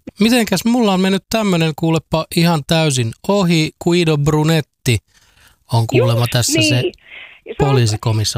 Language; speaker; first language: Finnish; native; Finnish